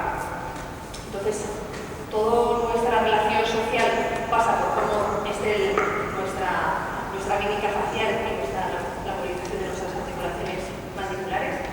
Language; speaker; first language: Spanish; native; Spanish